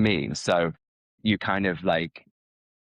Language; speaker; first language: English; native; English